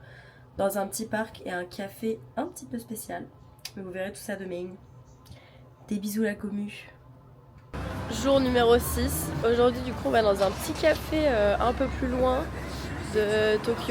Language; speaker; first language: French; native; French